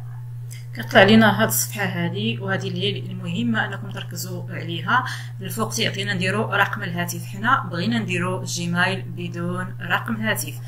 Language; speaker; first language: Arabic; native; Arabic